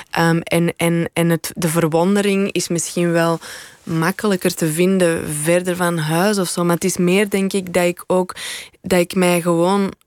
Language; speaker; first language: Dutch; native; Dutch